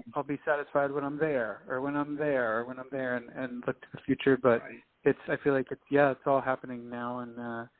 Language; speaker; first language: English; native; English